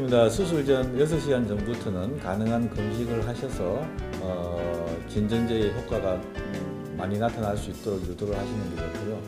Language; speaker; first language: Korean; native; Korean